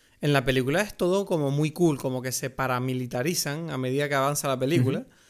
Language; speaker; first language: Spanish; native; Spanish